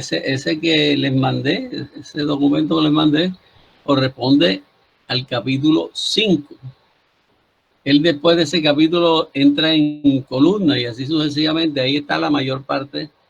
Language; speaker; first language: Spanish; native; Spanish